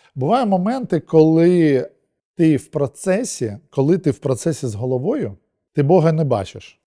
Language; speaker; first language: Ukrainian; non-native, local second language; Russian